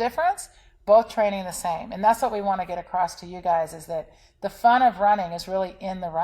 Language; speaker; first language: English; native; English